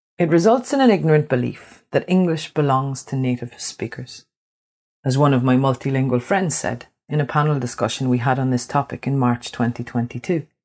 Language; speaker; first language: English; native; English